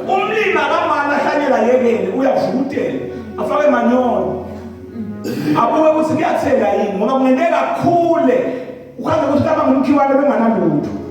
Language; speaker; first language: Zulu; non-native, local second language; Swati